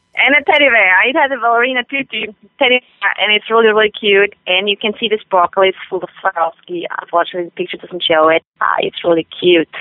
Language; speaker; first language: English; non-native, fluent; Swiss German